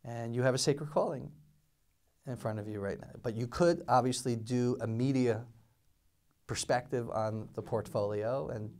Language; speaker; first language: English; native; English